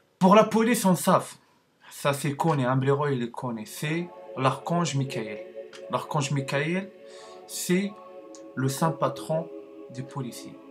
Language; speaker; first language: French; non-native, learner; Arabic